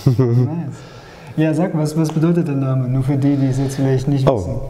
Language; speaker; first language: German; native; German